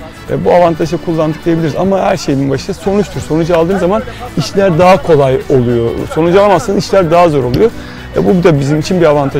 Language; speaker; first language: Turkish; native; Turkish